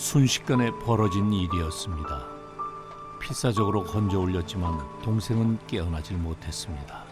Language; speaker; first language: Korean; native; Korean